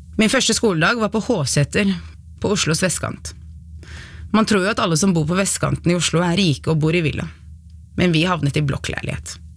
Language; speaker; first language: Norwegian; early bilingual, other home language; Arabic